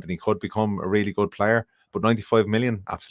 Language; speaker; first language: English; native; English